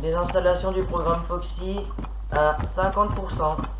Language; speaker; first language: French; native; French